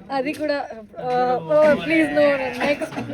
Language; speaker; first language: Telugu; non-native, fluent; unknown